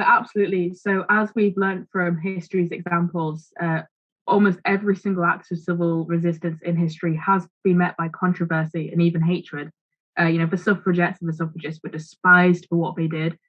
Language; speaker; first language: English; native; English